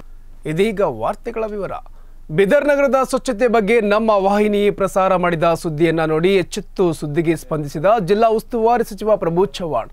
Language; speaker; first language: Kannada; native; Kannada